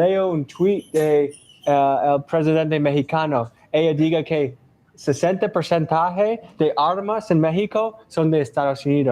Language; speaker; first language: Spanish; non-native, learner; English